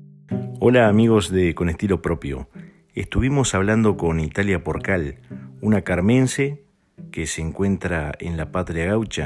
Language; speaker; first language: Spanish; native; Spanish